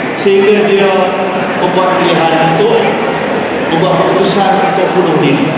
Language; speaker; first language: Malay; native; Malay